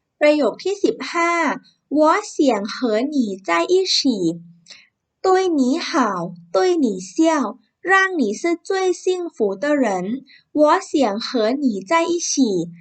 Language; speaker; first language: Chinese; non-native, fluent; Thai